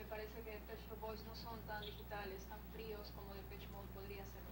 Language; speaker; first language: Spanish; native; Spanish